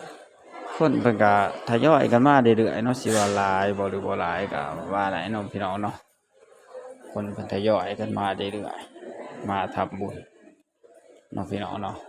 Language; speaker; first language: Thai; non-native, local second language; Northeastern Thai